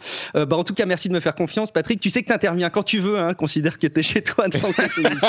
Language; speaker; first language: French; native; French